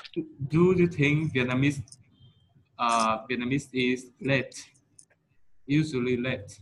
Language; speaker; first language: English; non-native, fluent; Vietnamese